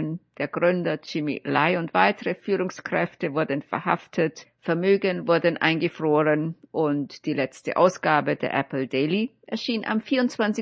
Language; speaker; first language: German; native; German